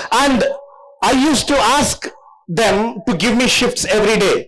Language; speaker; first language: English; non-native, local second language; Telugu